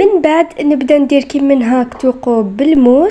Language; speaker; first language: Arabic; native; Arabic